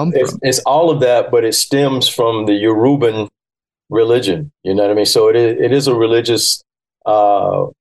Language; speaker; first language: English; early bilingual, other home language; Yoruba